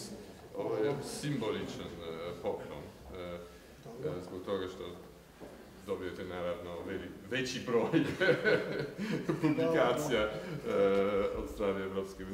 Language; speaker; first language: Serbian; non-native, fluent; English